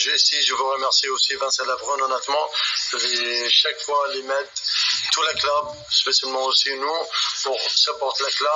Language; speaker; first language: French; non-native, learner; Arabic